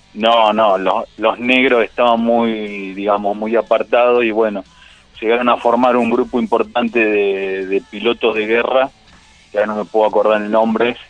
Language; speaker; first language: Spanish; native; Spanish